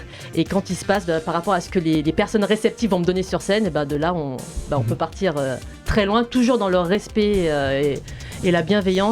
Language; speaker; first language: French; native; French